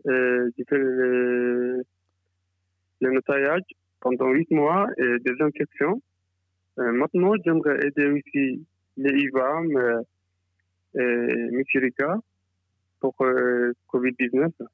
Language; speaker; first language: French; non-native, learner; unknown